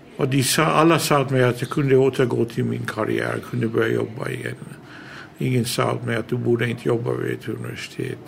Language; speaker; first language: Swedish; early bilingual, heritage; Swedish